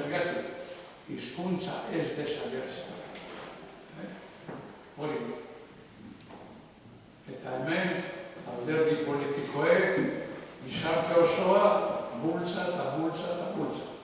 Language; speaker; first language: Basque; non-native, learner; Croatian